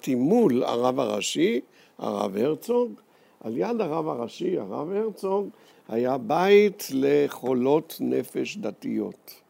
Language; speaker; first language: Hebrew; native; Hebrew